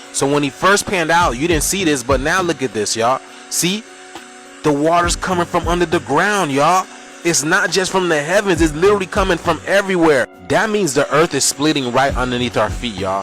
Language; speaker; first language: English; native; English